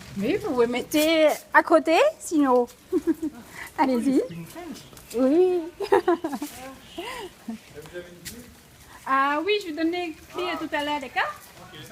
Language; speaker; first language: French; non-native, learner; Thai